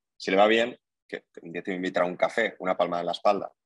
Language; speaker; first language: Spanish; native; Spanish